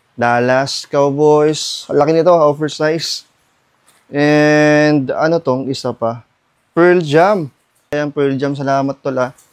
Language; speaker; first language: Filipino; non-native, local second language; Iloko